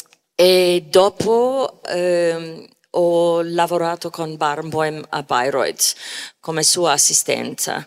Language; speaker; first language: Italian; non-native, fluent; English